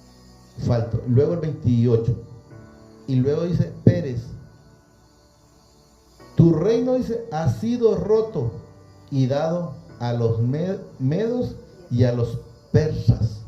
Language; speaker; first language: Spanish; native; Spanish